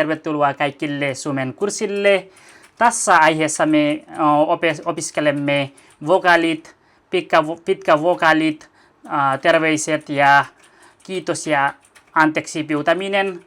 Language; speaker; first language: Finnish; non-native, learner; Nepali